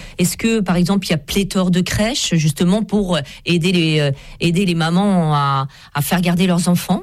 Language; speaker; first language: French; native; French